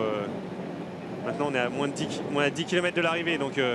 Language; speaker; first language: French; native; French